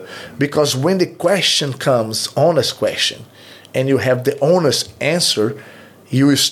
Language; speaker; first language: English; non-native, fluent; Portuguese